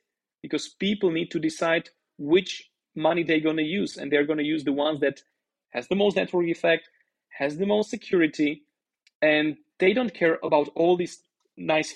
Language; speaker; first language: English; non-native, fluent; Slovak